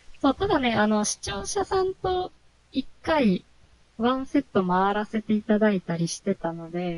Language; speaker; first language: Japanese; native; Japanese